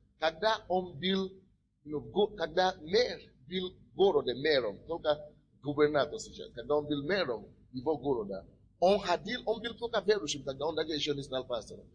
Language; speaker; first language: Russian; non-native, fluent; Yoruba